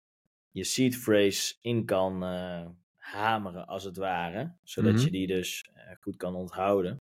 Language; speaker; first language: Dutch; native; Dutch